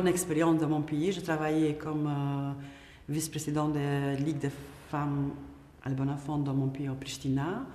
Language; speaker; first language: French; non-native, fluent; Albanian